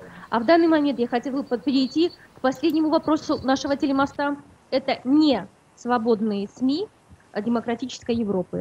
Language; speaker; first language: Russian; native; Russian